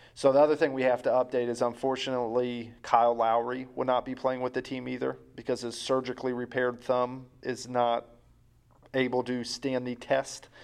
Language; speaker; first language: English; native; English